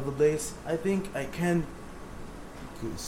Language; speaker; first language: English; non-native, learner; Arabic